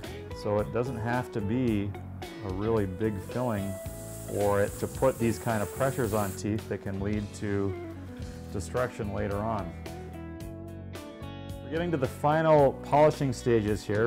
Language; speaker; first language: English; native; English